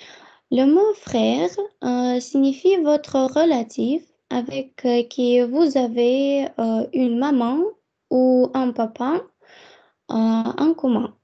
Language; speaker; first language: French; non-native, fluent; Russian